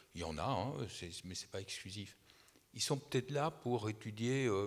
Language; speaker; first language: French; native; French